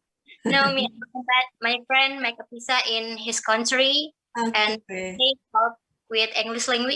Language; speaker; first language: English; non-native, learner; Indonesian